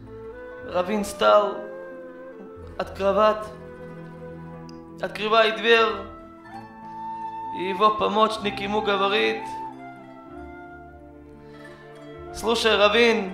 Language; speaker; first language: Russian; non-native, learner; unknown